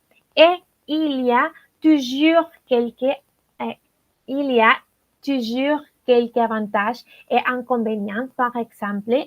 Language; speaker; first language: French; non-native, learner; Spanish